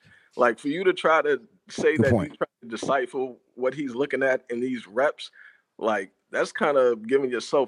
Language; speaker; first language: English; native; English